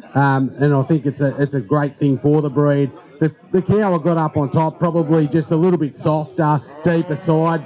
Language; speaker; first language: English; native; English